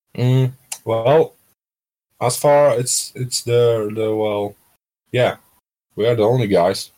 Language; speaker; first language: English; non-native, fluent; Polish